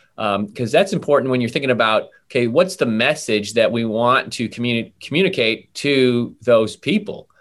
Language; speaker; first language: English; native; English